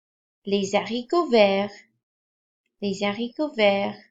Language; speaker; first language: French; non-native, fluent; English